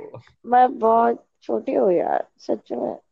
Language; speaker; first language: English; non-native, learner; Gujarati